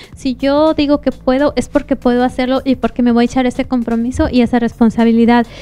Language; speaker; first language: Spanish; native; Spanish